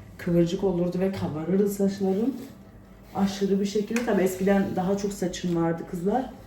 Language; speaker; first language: Turkish; early bilingual, heritage; Turkish